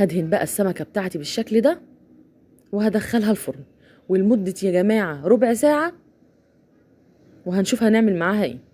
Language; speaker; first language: Arabic; native; Arabic